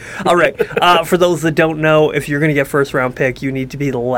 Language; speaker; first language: English; native; English